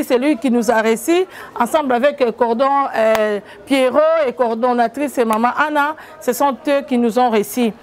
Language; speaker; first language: French; non-native, local second language; Lingala